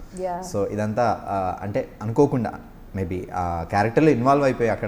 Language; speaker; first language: Telugu; native; Telugu